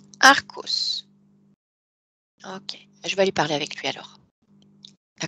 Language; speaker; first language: French; native; French